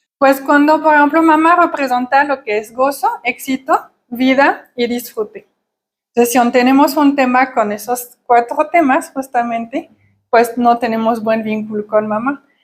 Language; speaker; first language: Spanish; non-native, fluent; French